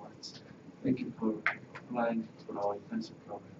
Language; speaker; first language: English; non-native, learner; Korean